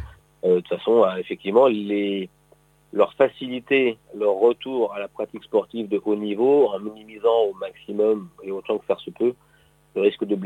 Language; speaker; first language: French; native; French